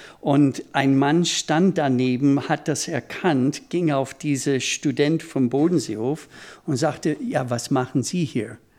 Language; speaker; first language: German; non-native, fluent; English